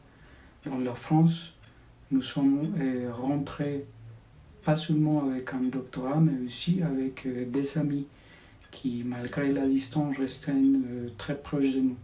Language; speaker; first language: French; non-native, fluent; Spanish